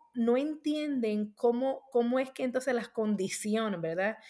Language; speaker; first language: Spanish; native; Spanish